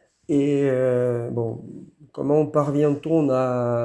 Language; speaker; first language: French; non-native, fluent; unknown